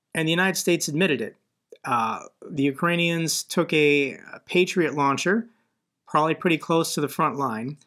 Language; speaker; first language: English; native; English